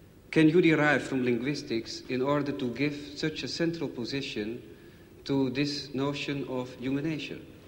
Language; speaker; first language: English; non-native, fluent; Dutch